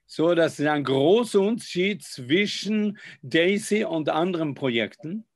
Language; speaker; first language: German; non-native, fluent; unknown